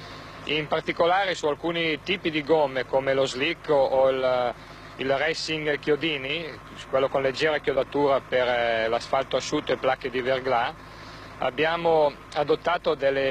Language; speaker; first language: Italian; native; Italian